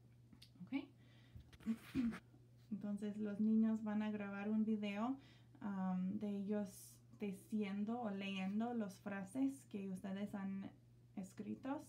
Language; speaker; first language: Spanish; non-native, learner; English